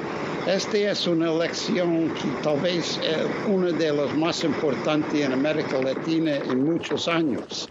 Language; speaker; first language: Spanish; non-native, fluent; English